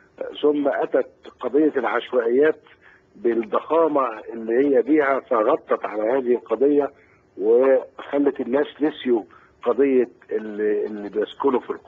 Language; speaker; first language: Arabic; native; Arabic